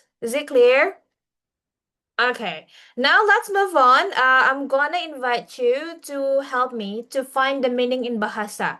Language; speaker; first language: English; non-native, learner; Indonesian